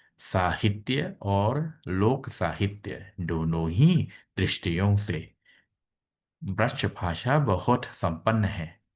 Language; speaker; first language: Hindi; non-native, fluent; Thai